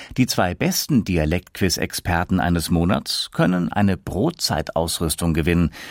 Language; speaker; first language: German; native; German